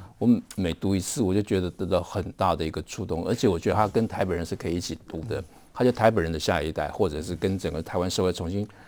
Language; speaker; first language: Chinese; native; Chinese